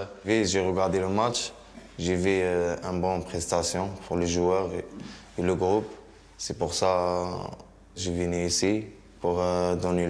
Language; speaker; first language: French; non-native, learner; Arabic